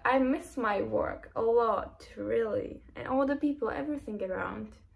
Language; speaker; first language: English; non-native, fluent; Czech